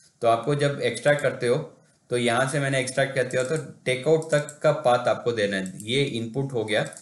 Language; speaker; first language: Hindi; non-native, local second language; Tamil